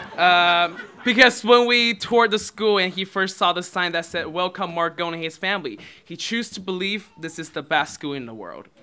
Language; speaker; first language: English; non-native, fluent; Chinese